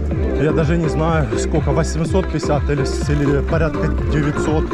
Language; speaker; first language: Russian; native; Russian